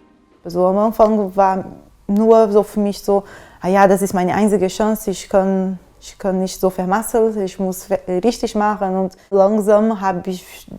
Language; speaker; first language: German; non-native, fluent; Portuguese